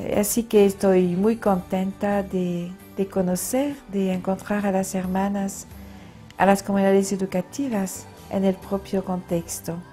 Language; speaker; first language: Spanish; non-native, fluent; French